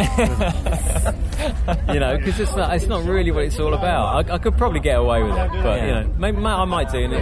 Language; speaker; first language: English; native; English